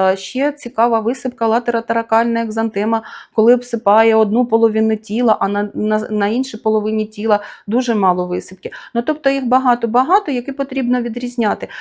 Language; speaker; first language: Ukrainian; native; Ukrainian